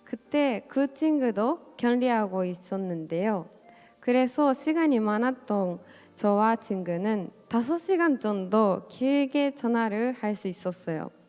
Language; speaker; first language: Korean; non-native, fluent; Japanese